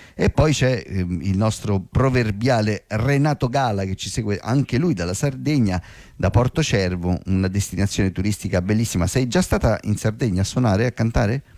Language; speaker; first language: Italian; native; Italian